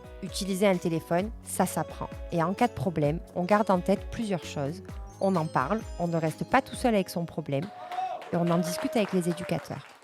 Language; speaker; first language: French; native; French